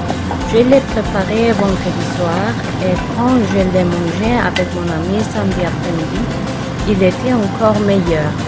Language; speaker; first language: French; non-native, learner; Korean